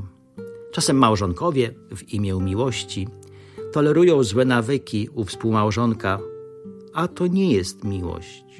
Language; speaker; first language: Polish; native; Polish